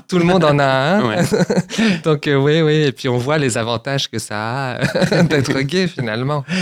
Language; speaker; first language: French; native; French